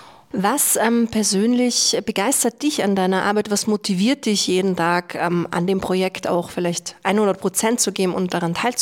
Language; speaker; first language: German; native; German